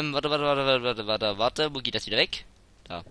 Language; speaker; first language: German; native; German